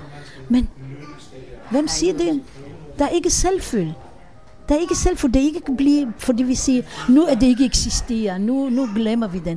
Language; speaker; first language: Danish; non-native, fluent; Hebrew